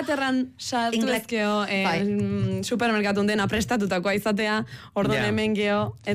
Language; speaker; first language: Basque; native; Basque